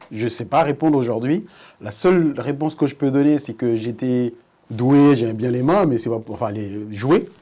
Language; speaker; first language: French; early bilingual, other home language; Wolof